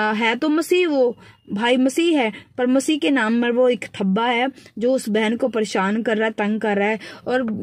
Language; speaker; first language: Hindi; non-native, local second language; Punjabi